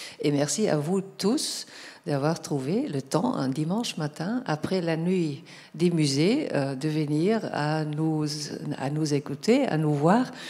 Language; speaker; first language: French; non-native, fluent; German